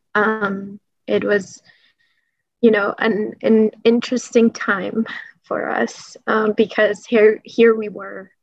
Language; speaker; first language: English; early bilingual, other home language; Persian